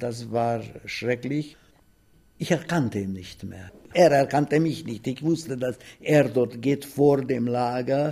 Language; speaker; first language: German; non-native, fluent; Hungarian